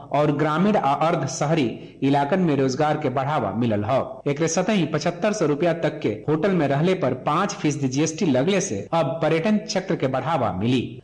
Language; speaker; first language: Bhojpuri; native; Bhojpuri